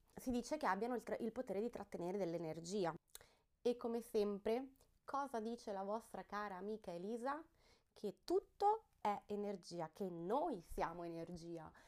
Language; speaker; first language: Italian; early bilingual, heritage; Italian